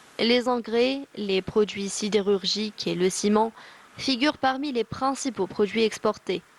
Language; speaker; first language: French; non-native, local second language; Arabic